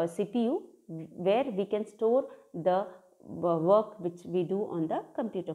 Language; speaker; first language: Hindi; native; Hindi